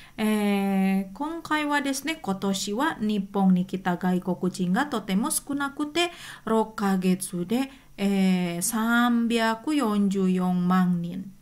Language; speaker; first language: Japanese; non-native, fluent; Indonesian